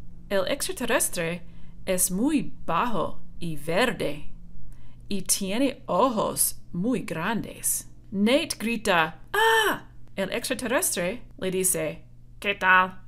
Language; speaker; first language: Spanish; non-native, fluent; English